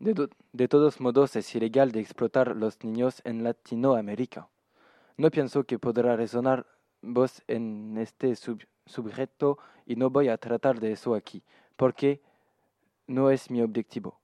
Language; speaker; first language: Spanish; non-native, learner; French